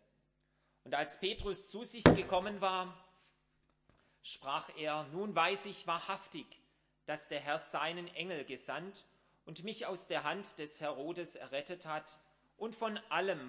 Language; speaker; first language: German; native; German